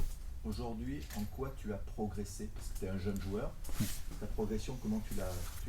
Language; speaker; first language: French; native; French